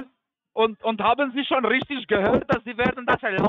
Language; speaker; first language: German; non-native, fluent; Albanian